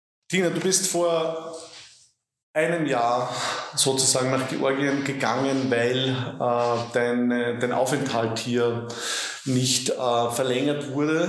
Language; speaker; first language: German; native; German